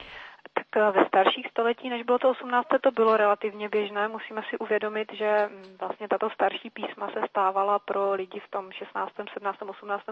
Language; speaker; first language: Czech; native; Czech